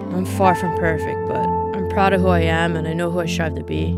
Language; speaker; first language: English; native; English